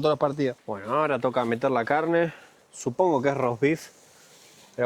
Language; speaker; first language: Spanish; native; Spanish